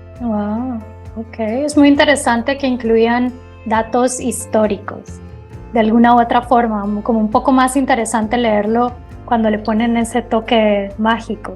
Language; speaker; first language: Spanish; native; Spanish